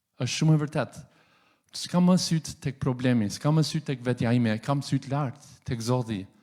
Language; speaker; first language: Albanian; non-native, fluent; English